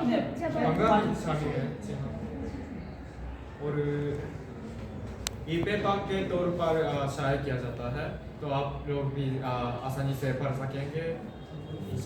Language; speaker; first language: Hindi; non-native, fluent; Japanese